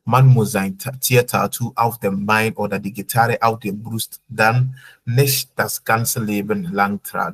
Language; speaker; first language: German; non-native, fluent; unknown